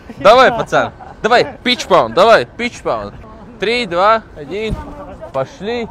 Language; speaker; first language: Russian; non-native, local second language; Latvian